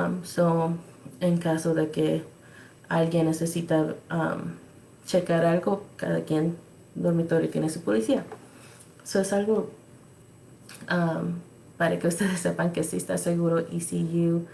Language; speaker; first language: Spanish; early bilingual, other home language; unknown